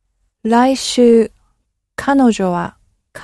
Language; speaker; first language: Japanese; non-native, learner; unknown